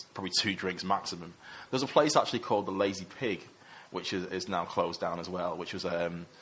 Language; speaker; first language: English; native; English